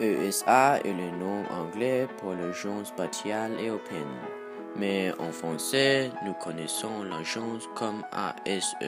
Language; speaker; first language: French; non-native, learner; Danish